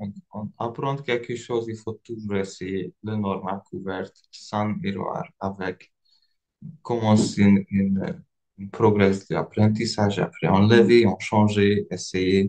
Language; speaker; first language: French; non-native, fluent; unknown